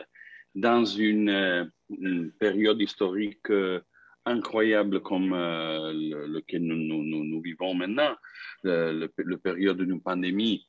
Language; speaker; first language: French; non-native, fluent; Italian